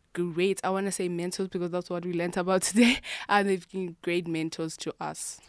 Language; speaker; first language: English; non-native, local second language; Xhosa